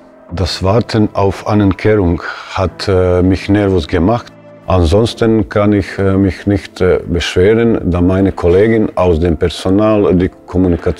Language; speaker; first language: German; non-native, fluent; Bosnian